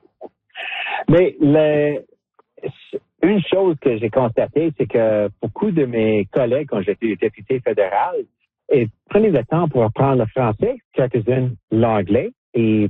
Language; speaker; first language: French; non-native, local second language; English